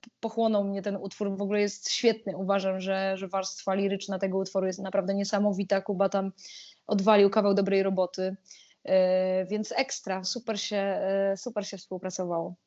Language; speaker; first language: Polish; native; Polish